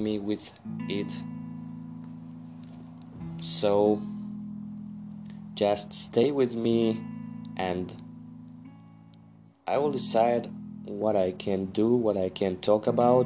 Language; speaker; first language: English; non-native, learner; Russian